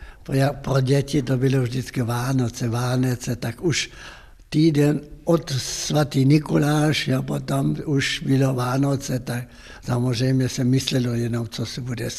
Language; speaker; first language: Czech; non-native, local second language; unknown